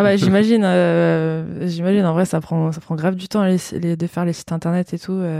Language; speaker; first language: French; native; French